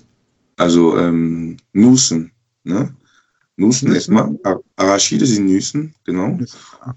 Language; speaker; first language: German; non-native, local second language; French